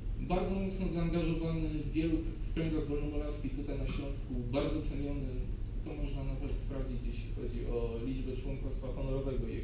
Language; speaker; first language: Polish; native; Polish